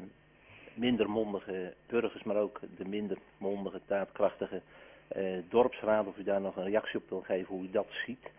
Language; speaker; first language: Dutch; native; Dutch